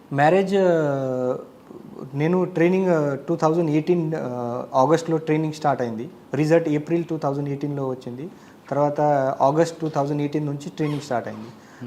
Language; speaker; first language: Telugu; non-native, learner; Marathi